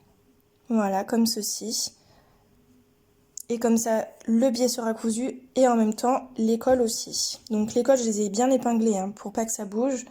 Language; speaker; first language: French; native; French